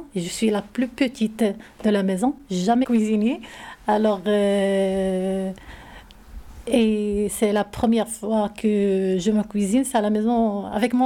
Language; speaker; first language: French; non-native, learner; Arabic